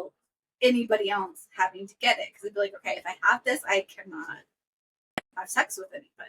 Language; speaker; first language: English; native; English